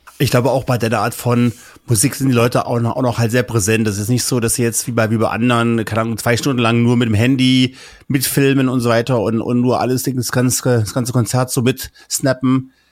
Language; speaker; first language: German; native; German